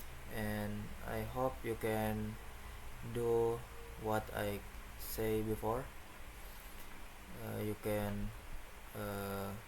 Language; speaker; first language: English; non-native, learner; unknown